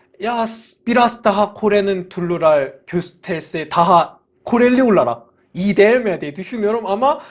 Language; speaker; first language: Turkish; non-native, fluent; Korean